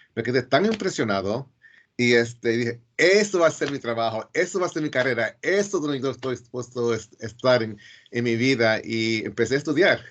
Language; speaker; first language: Spanish; early bilingual, heritage; Spanish